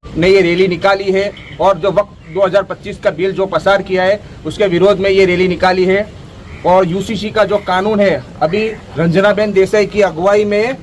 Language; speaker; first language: Hindi; non-native, local second language; Gujarati